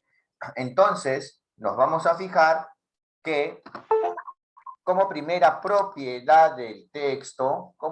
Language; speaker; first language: Spanish; native; Spanish